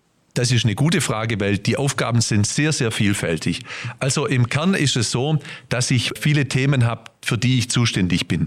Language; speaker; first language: German; native; German